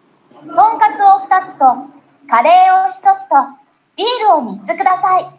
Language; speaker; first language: Japanese; non-native, learner; Vietnamese